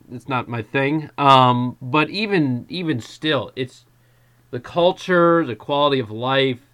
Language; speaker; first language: English; native; English